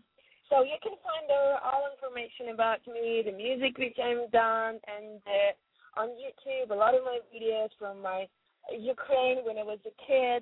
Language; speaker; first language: English; non-native, learner; Ukrainian